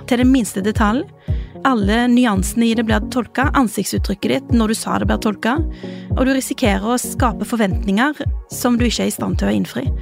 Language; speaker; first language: Norwegian; early bilingual, other home language; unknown